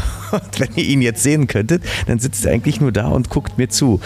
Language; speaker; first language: German; native; German